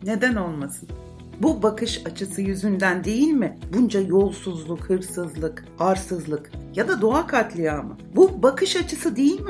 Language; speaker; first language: Turkish; native; Turkish